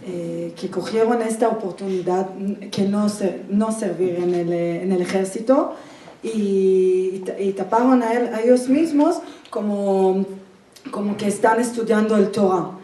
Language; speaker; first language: Spanish; non-native, fluent; Hebrew